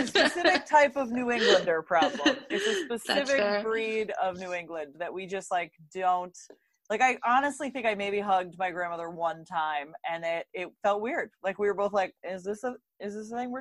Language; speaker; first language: English; native; English